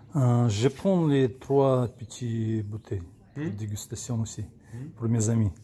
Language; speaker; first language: French; non-native, learner; Russian